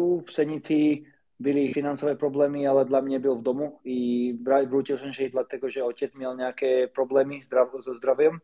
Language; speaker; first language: Polish; non-native, learner; Slovak